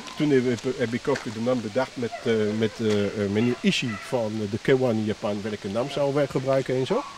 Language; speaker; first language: Dutch; non-native, fluent; French